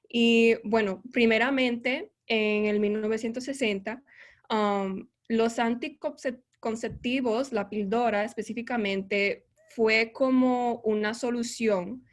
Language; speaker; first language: Spanish; early bilingual, heritage; Spanish